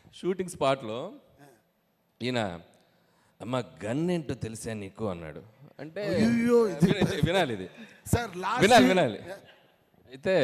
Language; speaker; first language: Telugu; native; Telugu